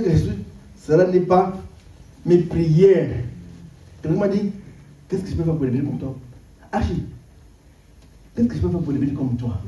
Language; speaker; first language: French; non-native, local second language; Lingala